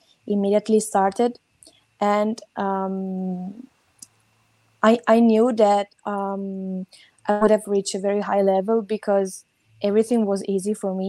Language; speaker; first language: English; non-native, fluent; Italian